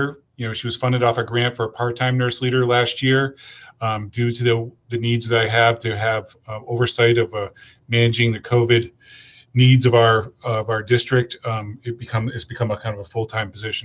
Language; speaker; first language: English; native; English